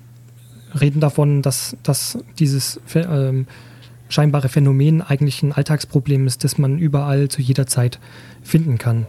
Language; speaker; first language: German; native; German